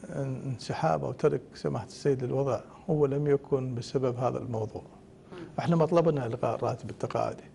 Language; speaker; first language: Arabic; native; Arabic